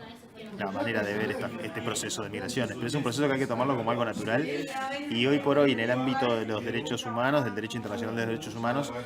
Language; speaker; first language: Spanish; native; Spanish